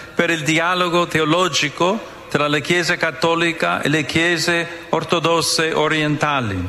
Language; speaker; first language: Italian; non-native, fluent; English